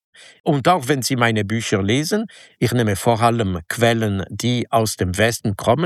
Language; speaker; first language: German; non-native, local second language; French